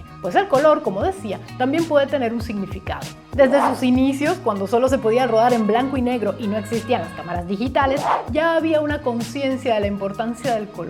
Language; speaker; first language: Spanish; native; Spanish